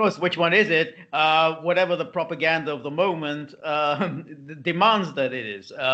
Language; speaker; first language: English; native; English